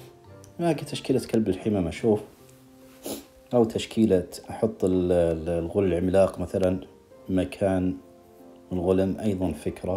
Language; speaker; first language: Arabic; native; Arabic